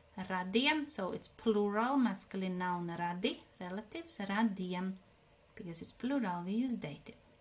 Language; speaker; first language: English; non-native, fluent; Latvian